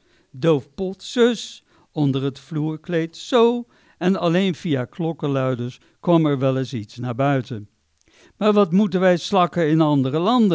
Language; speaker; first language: Dutch; native; Dutch